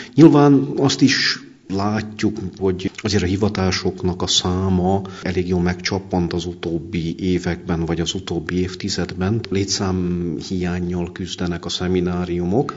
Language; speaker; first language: Hungarian; native; Hungarian